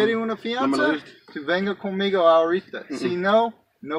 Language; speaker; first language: Spanish; non-native, learner; English